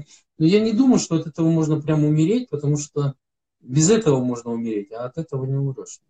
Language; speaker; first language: Russian; native; Russian